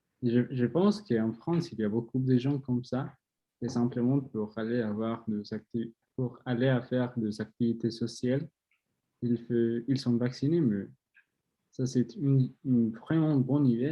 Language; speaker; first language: French; non-native, learner; Spanish